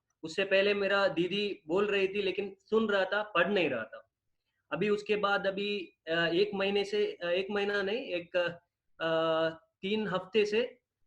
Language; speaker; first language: Hindi; non-native, local second language; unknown